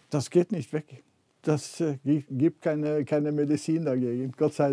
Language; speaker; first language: German; non-native, fluent; Norwegian